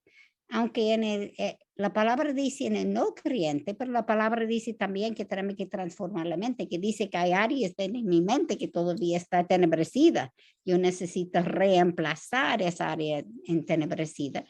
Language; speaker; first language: Spanish; non-native, fluent; English